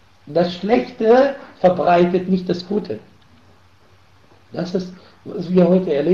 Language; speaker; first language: German; non-native, fluent; Arabic